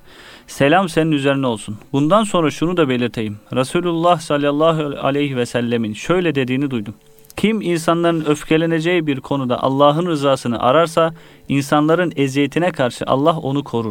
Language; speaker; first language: Turkish; native; Turkish